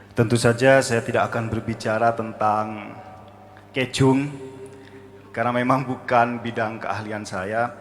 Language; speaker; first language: Indonesian; non-native, local second language; Madurese